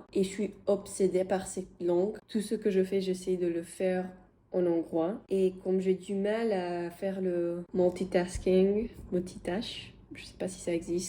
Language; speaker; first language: French; non-native, fluent; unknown